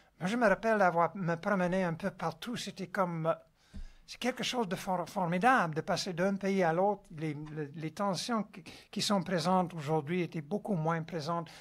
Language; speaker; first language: French; non-native, fluent; English